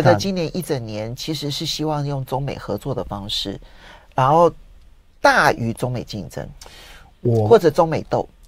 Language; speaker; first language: Chinese; native; Chinese